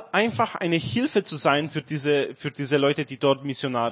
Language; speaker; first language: German; non-native, learner; Romanian